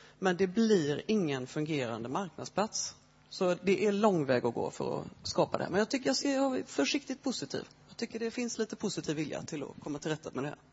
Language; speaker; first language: Swedish; native; Swedish